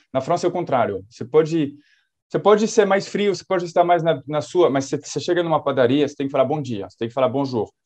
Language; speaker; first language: Portuguese; non-native, fluent; French